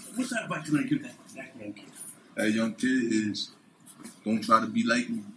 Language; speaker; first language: English; native; English